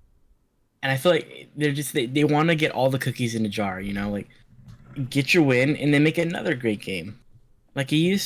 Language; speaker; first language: English; native; English